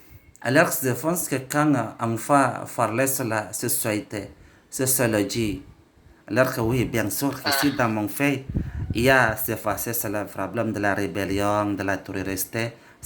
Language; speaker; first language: French; non-native, learner; Indonesian